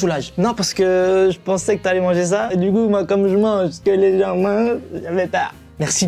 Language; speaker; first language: French; native; French